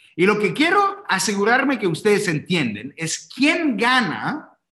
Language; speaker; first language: Spanish; non-native, fluent; English